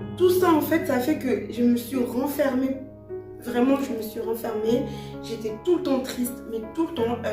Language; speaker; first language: French; early bilingual, other home language; Lingala